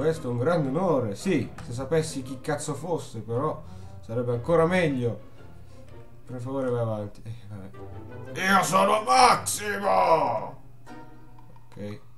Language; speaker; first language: Italian; native; Italian